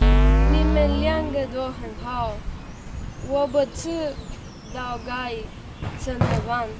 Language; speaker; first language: Chinese; non-native, learner; Spanish